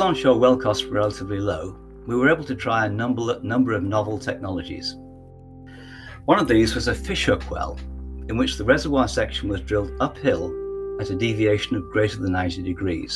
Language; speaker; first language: English; native; English